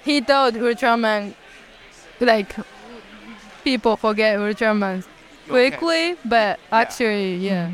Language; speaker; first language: English; non-native, fluent; Japanese